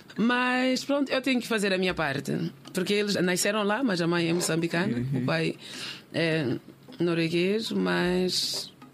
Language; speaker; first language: Portuguese; native; Portuguese